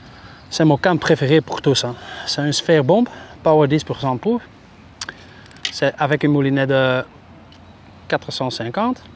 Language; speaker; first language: French; non-native, local second language; Dutch